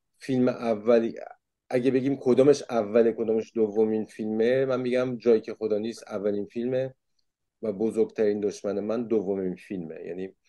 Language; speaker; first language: Persian; early bilingual, heritage; Persian